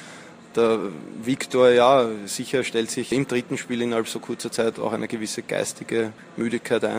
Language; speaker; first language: German; native; German